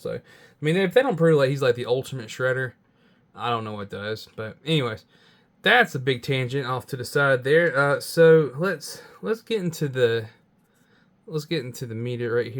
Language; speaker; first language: English; native; English